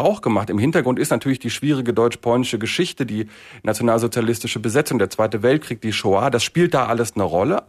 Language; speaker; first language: German; native; German